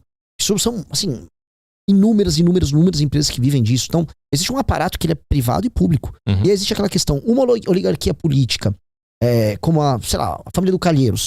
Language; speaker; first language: Portuguese; native; Portuguese